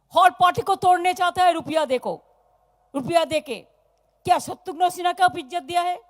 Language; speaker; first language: Hindi; non-native, local second language; Bangla